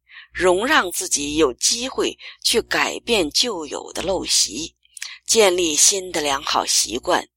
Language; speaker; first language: Chinese; native; Chinese